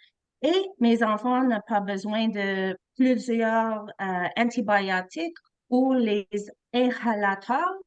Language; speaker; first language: French; non-native, local second language; English